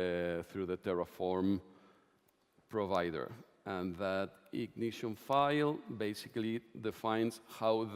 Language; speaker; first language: English; non-native, fluent; Spanish